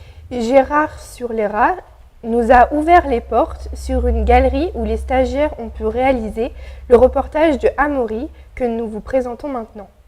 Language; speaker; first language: French; native; French